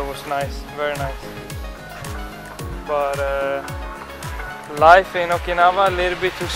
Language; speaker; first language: English; non-native, fluent; Swedish